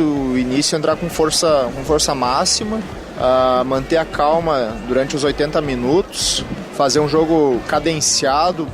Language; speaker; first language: Portuguese; non-native, learner; Spanish